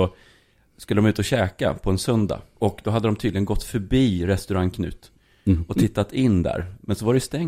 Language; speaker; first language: Swedish; native; Swedish